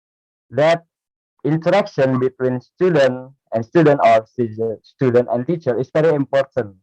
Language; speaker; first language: English; non-native, learner; Indonesian